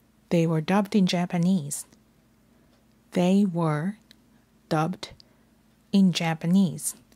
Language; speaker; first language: English; non-native, fluent; Japanese